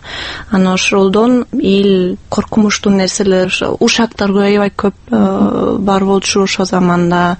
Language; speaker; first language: Kyrgyz; non-native, fluent; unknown